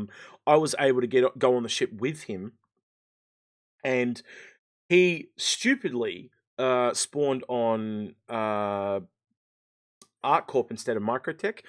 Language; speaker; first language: English; native; English